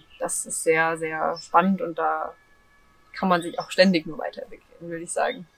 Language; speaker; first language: German; native; German